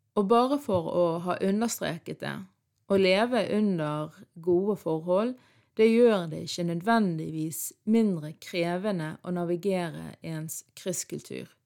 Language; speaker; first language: Norwegian; early bilingual, other home language; Arabic